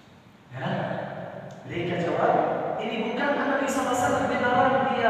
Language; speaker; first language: Indonesian; non-native, learner; Arabic